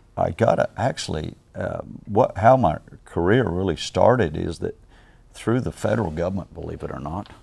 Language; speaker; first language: English; native; English